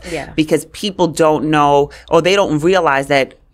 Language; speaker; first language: English; native; English